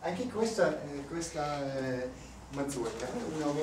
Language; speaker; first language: Italian; non-native, learner; German